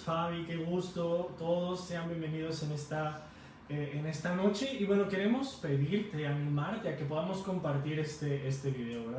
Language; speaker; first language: Spanish; native; Spanish